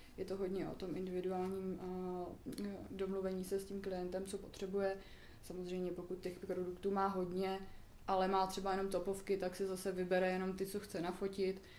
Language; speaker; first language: Czech; native; Czech